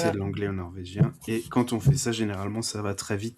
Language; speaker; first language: French; native; French